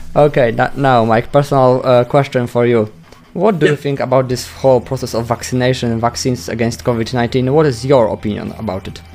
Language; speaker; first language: English; non-native, fluent; Polish